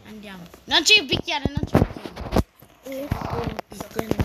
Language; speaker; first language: Italian; early bilingual, other home language; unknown